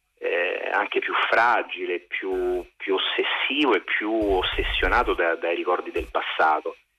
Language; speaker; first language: Italian; native; Italian